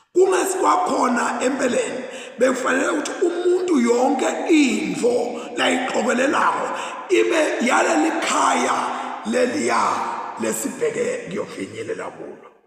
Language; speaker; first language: Zulu; non-native, local second language; Swati